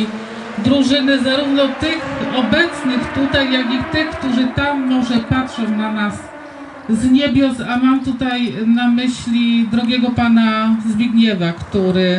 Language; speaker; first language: Polish; native; Polish